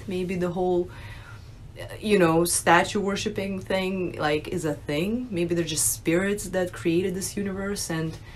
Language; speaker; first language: English; early bilingual, other home language; Russian